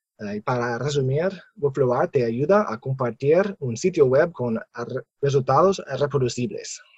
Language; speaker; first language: Spanish; non-native, fluent; English